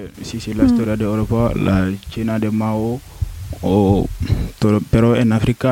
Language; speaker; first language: Spanish; non-native, learner; Wolof